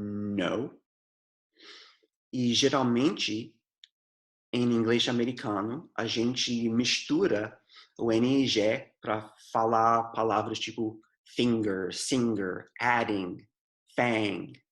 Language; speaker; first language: Portuguese; non-native, fluent; English